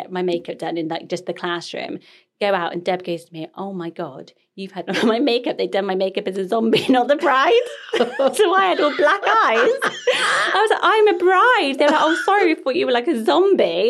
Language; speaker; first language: English; native; English